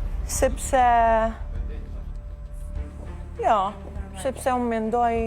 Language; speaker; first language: Albanian; early bilingual, heritage; Albanian